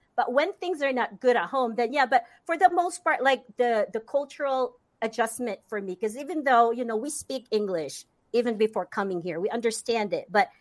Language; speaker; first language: English; non-native, local second language; Cebuano